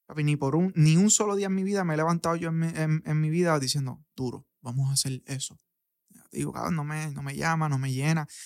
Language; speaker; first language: Spanish; native; Spanish